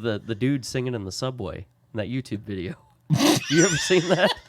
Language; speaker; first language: English; native; English